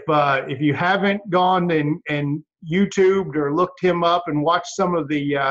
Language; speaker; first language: English; native; English